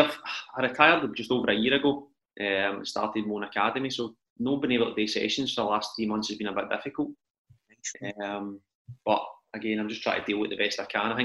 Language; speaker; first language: English; native; English